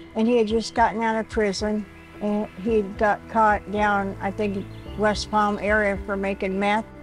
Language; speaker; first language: English; native; English